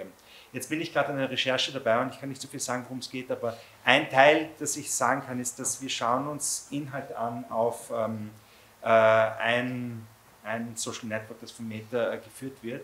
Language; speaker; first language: German; native; German